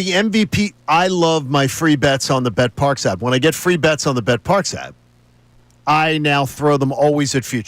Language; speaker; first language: English; native; English